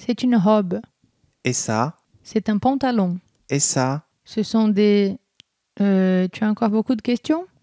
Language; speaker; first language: French; non-native, learner; Portuguese